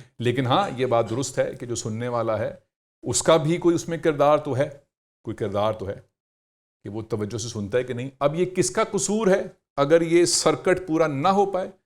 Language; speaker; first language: Urdu; native; Urdu